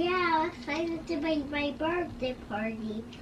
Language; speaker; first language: English; early bilingual, other home language; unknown